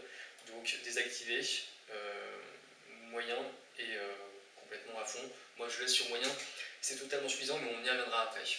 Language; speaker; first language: French; native; French